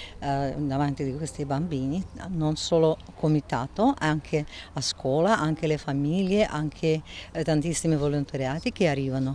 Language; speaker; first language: Italian; non-native, learner; Russian